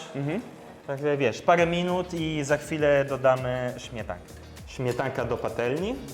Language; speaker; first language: Polish; early bilingual, heritage; Italian